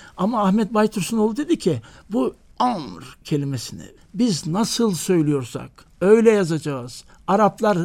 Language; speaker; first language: Turkish; native; Turkish